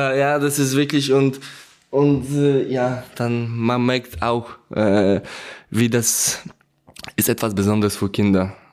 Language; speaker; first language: German; non-native, learner; Polish